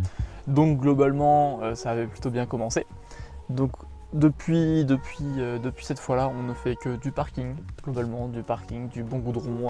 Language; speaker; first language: French; native; French